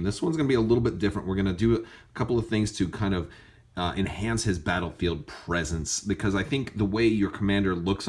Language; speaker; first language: English; native; English